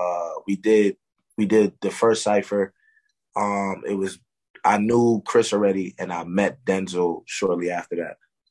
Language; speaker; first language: English; native; English